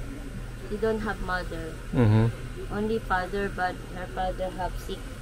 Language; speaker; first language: English; non-native, learner; Filipino